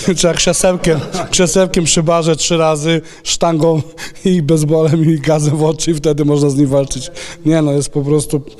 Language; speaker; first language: Polish; non-native, fluent; Serbian